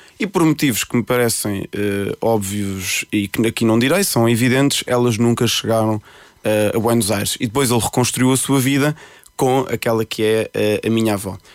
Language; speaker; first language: Portuguese; early bilingual, other home language; Spanish